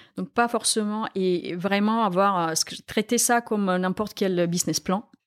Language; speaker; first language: French; non-native, fluent; Romanian